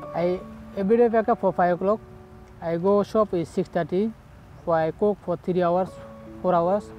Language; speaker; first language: English; non-native, learner; Bangla